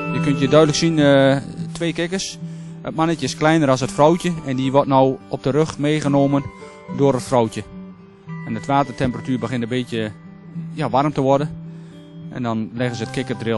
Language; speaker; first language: Dutch; native; Dutch